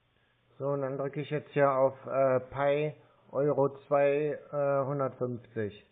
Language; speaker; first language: German; native; German